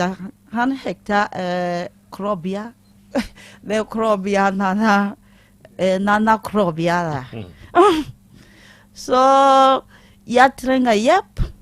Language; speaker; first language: Norwegian; non-native, learner; Akan